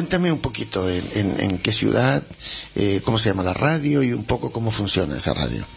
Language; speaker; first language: Spanish; native; Spanish